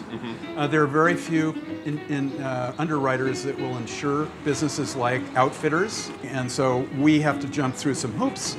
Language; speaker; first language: English; native; English